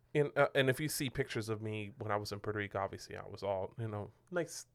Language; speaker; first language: English; non-native, fluent; Spanish